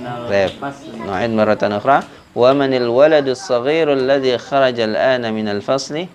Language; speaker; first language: Arabic; non-native, fluent; Indonesian